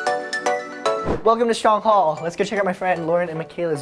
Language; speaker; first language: English; native; English